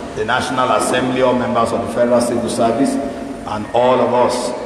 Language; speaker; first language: English; non-native, local second language; Yoruba